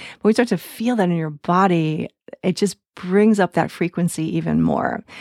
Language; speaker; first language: English; native; English